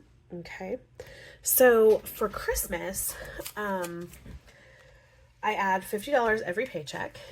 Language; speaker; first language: English; native; English